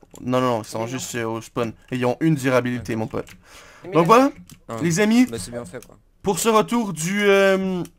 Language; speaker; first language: French; native; French